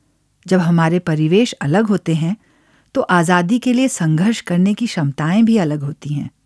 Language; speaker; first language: Hindi; native; Hindi